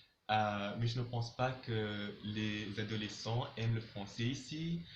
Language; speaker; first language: French; non-native, local second language; Arabic